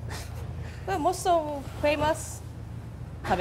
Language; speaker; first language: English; non-native, learner; Japanese